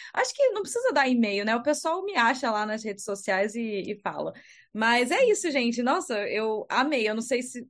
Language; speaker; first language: Portuguese; native; Portuguese